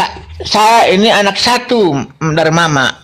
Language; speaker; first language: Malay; non-native, local second language; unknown